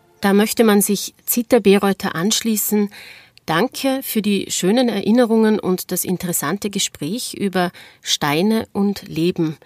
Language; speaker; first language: German; native; German